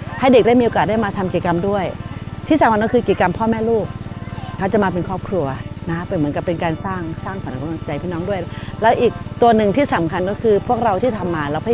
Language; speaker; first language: Thai; native; Thai